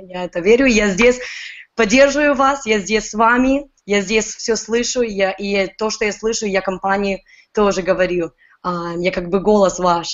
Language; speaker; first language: Russian; early bilingual, heritage; Russian